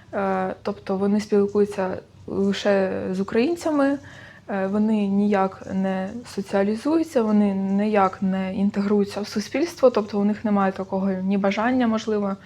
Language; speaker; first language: Ukrainian; native; Ukrainian